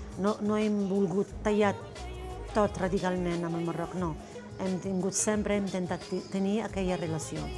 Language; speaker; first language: Catalan; non-native, fluent; Arabic